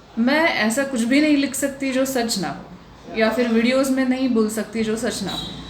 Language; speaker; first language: Hindi; non-native, local second language; Marathi